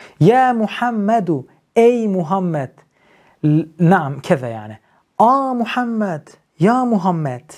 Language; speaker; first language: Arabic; non-native, learner; Turkish